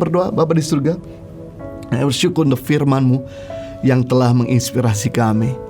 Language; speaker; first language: Indonesian; native; Indonesian